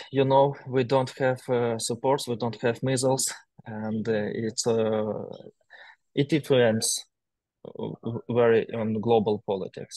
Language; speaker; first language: English; non-native, learner; Ukrainian